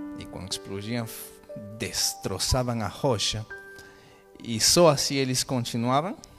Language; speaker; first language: Portuguese; non-native, fluent; Spanish